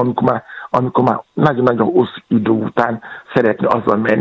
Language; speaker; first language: Hungarian; non-native, fluent; Yoruba